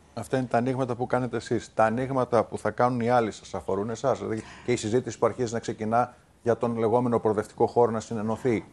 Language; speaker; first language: Greek; native; Greek